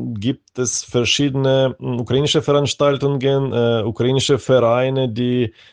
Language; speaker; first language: German; non-native, fluent; Ukrainian